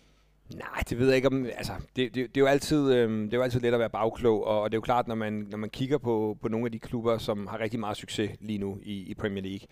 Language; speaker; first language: Danish; native; Danish